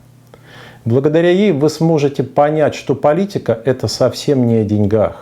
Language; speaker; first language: Russian; native; Russian